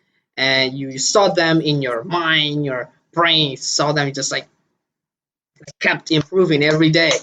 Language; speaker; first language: English; non-native, fluent; Burmese